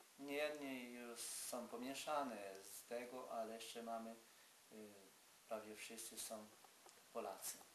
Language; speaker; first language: Polish; early bilingual, heritage; Polish